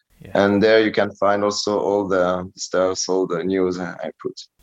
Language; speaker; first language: English; non-native, learner; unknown